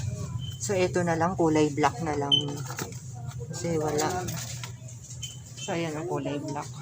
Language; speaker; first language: Filipino; native; Filipino